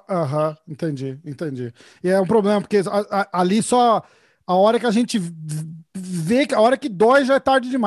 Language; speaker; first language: Portuguese; native; Portuguese